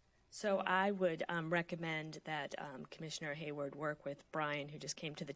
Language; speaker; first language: English; native; English